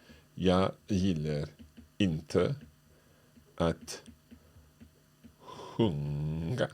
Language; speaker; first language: Swedish; non-native, learner; English